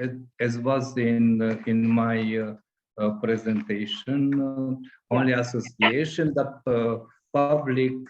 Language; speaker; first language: English; non-native, fluent; Hungarian